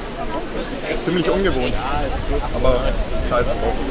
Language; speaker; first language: German; native; German